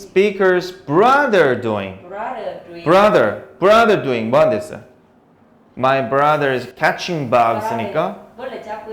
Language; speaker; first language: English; non-native, fluent; Korean